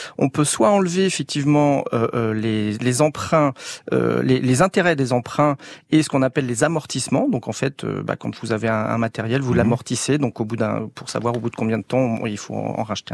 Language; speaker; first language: French; native; French